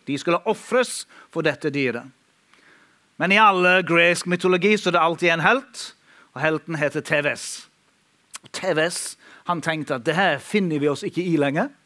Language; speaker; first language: Norwegian; non-native, fluent; English